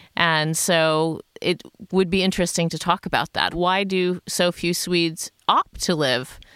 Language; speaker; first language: English; native; English